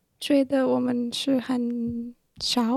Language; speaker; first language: Chinese; non-native, learner; English